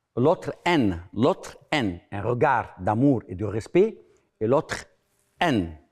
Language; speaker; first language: French; non-native, fluent; Arabic